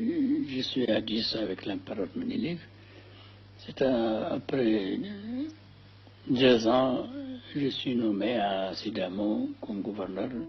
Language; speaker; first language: French; non-native, fluent; Amharic